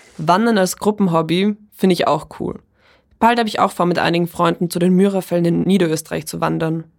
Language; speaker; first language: German; early bilingual, other home language; Polish